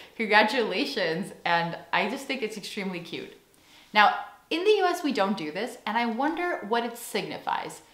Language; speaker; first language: English; native; English